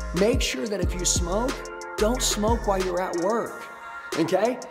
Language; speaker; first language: English; native; English